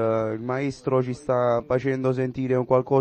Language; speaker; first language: Italian; native; Italian